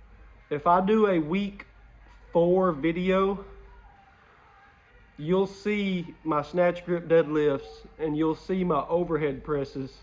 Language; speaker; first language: English; native; English